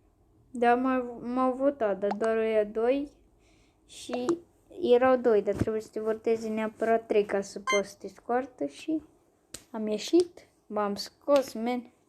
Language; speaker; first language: Romanian; native; Romanian